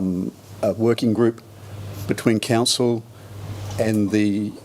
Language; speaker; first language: English; native; English